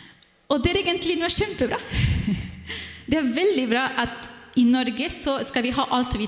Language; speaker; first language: Norwegian; non-native, fluent; Spanish